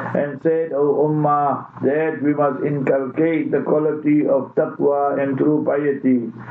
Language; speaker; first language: English; native; English